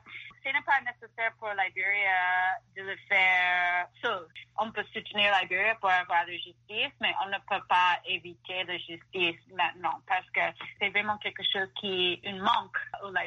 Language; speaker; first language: French; non-native, fluent; English